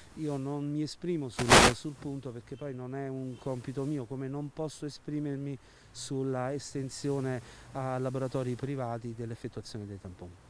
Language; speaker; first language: Italian; native; Italian